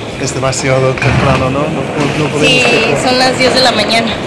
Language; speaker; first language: Spanish; non-native, learner; English